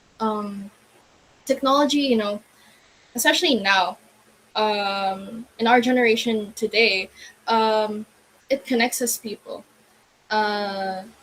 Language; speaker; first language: English; non-native, local second language; Filipino